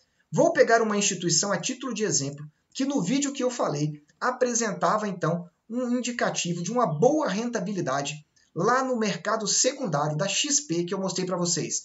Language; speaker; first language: Portuguese; native; Portuguese